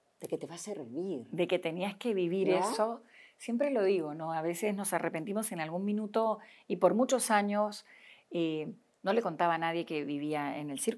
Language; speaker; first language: Spanish; native; Spanish